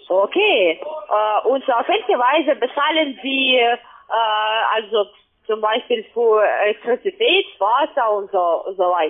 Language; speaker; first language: German; non-native, fluent; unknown